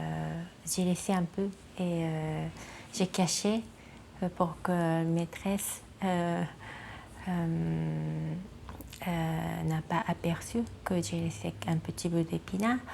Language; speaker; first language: French; non-native, fluent; Japanese